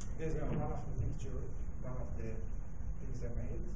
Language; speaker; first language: English; non-native, learner; Italian